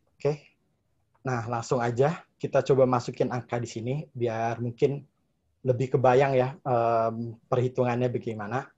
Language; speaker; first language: Indonesian; native; Indonesian